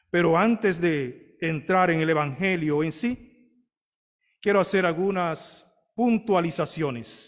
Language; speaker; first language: Spanish; native; Spanish